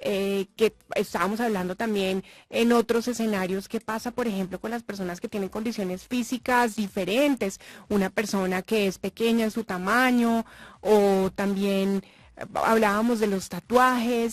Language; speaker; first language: Spanish; native; Spanish